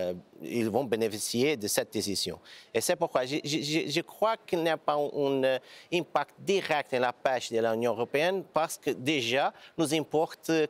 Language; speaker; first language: French; non-native, learner; Portuguese